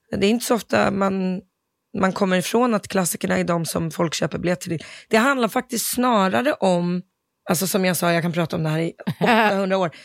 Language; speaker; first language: Swedish; early bilingual, other home language; English